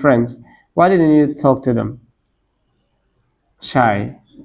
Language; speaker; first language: English; non-native, learner; Indonesian